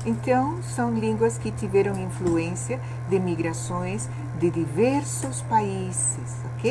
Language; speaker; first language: Portuguese; non-native, fluent; Spanish